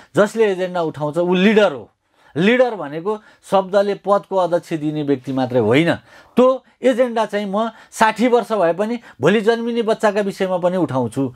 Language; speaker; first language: Nepali; native; Nepali